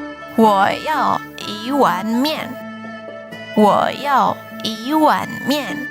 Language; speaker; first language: Chinese; non-native, fluent; Indonesian